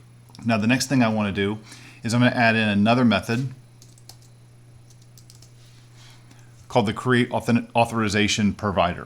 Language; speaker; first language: English; native; English